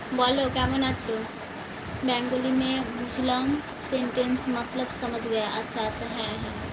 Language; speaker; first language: Bangla; non-native, local second language; Santali